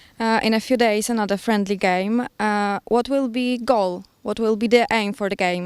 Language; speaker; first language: English; non-native, fluent; Polish